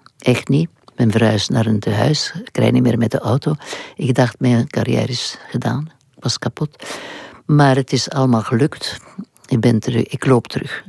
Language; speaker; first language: Dutch; non-native, local second language; French